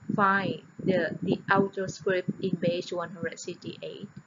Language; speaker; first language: English; non-native, fluent; Vietnamese